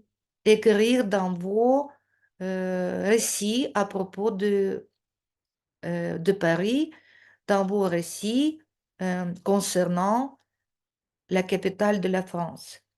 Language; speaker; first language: French; non-native, fluent; Russian